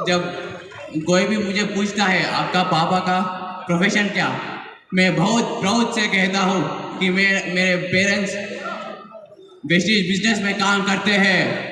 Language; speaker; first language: Hindi; non-native, local second language; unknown